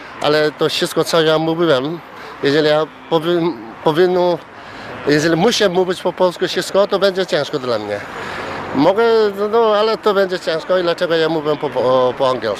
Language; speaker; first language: Polish; non-native, learner; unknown